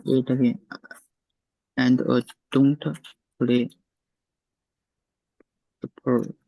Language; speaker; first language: English; non-native, learner; Chinese